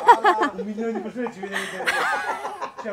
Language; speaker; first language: Italian; native; Italian